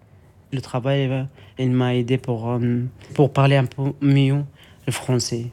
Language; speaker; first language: French; non-native, learner; Arabic